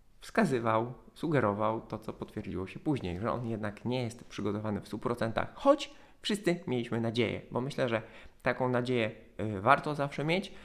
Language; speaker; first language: Polish; native; Polish